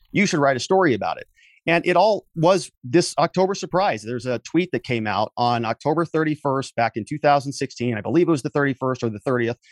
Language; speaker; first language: English; native; English